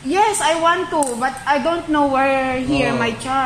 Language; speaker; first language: English; non-native, learner; Filipino